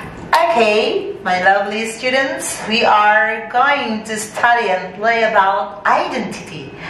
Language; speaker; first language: English; non-native, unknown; Indonesian